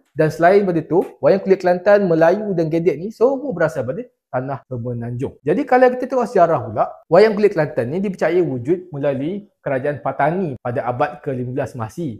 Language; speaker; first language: Malay; native; Malay